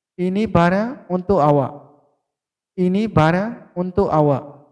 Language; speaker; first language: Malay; non-native, fluent; Burmese